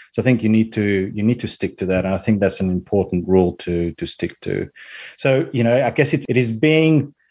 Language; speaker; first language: English; non-native, fluent; Spanish